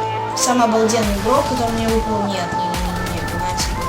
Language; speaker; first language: Russian; native; Russian